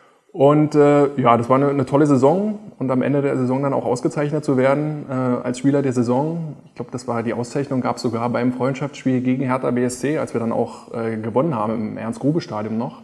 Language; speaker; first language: German; native; German